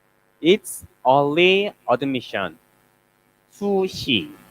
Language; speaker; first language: English; non-native, learner; Korean